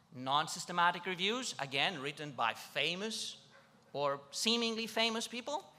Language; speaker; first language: English; non-native, fluent; Greek